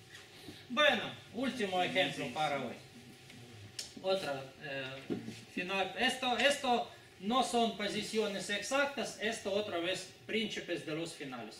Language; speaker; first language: Spanish; non-native, fluent; Russian